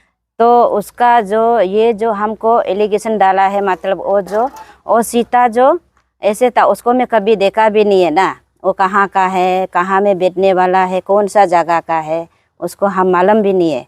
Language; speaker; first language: Hindi; non-native, local second language; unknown